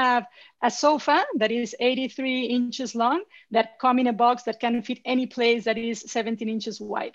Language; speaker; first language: English; non-native, fluent; Spanish